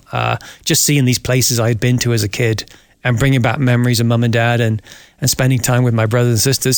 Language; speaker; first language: English; native; English